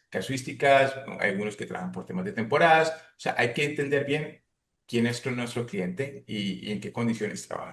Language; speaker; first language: Spanish; native; Spanish